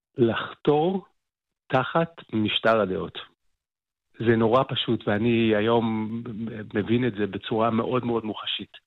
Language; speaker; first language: Hebrew; early bilingual, other home language; English